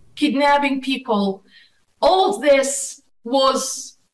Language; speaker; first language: English; non-native, fluent; Arabic